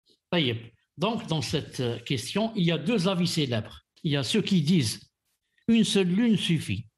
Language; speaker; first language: French; non-native, local second language; Arabic